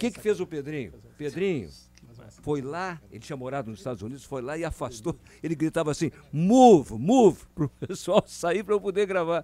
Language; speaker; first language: Portuguese; native; Portuguese